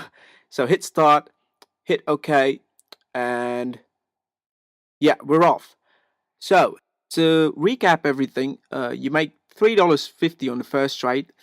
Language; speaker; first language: English; native; English